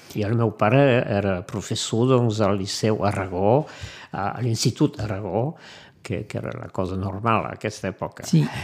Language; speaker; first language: Catalan; non-native, local second language; French